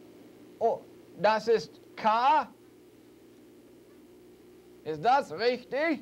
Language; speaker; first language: German; non-native, learner; English